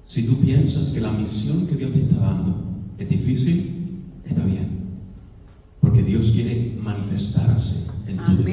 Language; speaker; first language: Spanish; native; Spanish